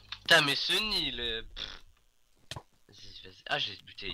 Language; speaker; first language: French; native; French